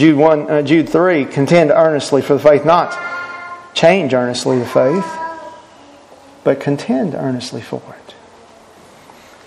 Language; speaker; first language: English; native; English